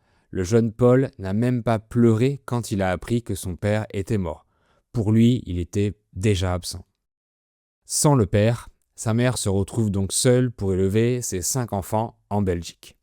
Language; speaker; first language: French; native; French